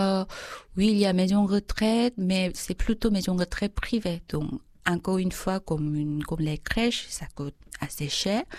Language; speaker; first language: French; non-native, fluent; Korean